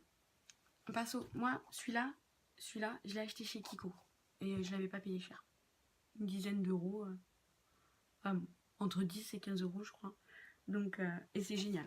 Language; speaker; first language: French; native; French